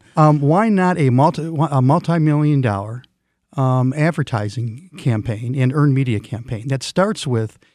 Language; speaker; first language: English; non-native, fluent; Swedish